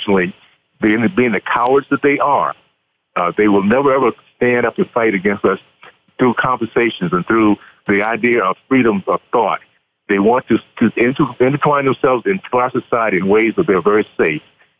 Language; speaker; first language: English; native; English